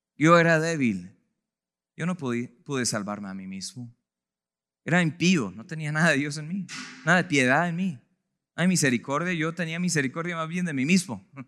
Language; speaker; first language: Spanish; non-native, fluent; English